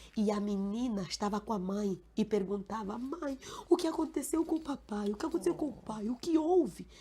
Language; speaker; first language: Portuguese; non-native, local second language; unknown